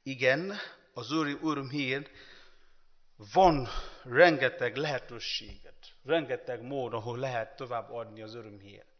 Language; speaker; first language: Hungarian; non-native, learner; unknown